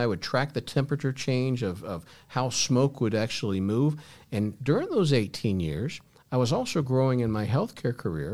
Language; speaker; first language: English; native; English